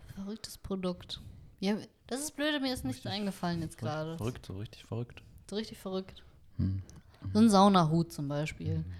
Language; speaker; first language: German; early bilingual, other home language; Vietnamese